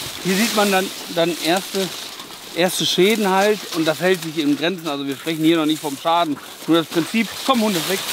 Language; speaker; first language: German; native; German